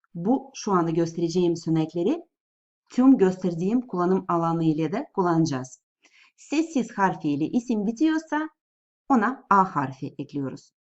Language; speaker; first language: Turkish; non-native, fluent; Russian